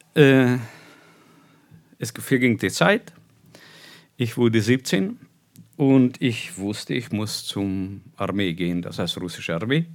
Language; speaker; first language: German; non-native, fluent; Russian